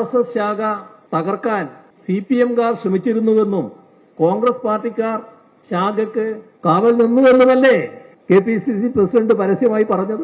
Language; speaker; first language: Malayalam; native; Malayalam